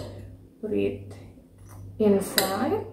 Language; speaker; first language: English; non-native, learner; Indonesian